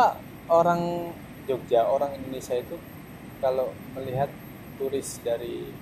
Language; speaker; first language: Indonesian; non-native, fluent; German